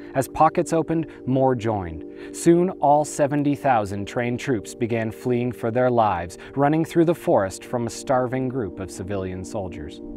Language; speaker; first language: English; native; English